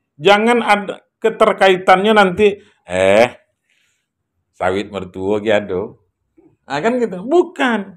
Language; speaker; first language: Indonesian; non-native, local second language; Minangkabau